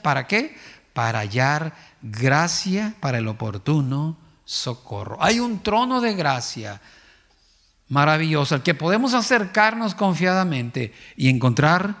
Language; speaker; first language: Spanish; native; Spanish